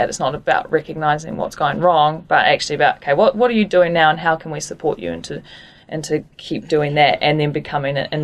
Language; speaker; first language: English; native; English